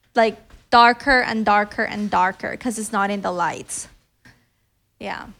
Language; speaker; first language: English; early bilingual, other home language; Filipino